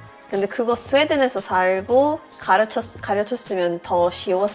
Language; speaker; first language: Korean; non-native, fluent; Swedish